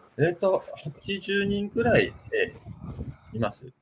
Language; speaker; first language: Japanese; native; Japanese